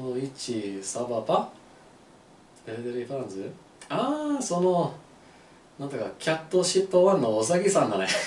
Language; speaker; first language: Japanese; non-native, learner; English